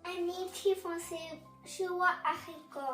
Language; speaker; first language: Thai; early bilingual, heritage; Thai